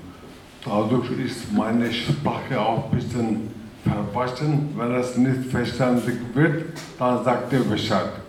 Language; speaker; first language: German; non-native, fluent; Turkish